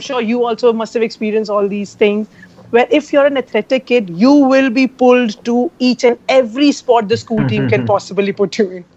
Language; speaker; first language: English; non-native, local second language; Hindi